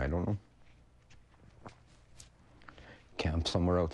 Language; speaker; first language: English; native; English